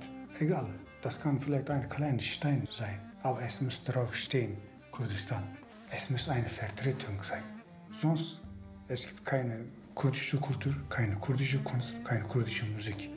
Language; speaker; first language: German; non-native, fluent; Kurdish